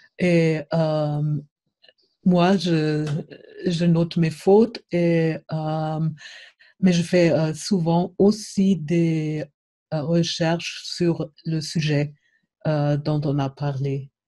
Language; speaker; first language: French; non-native, fluent; German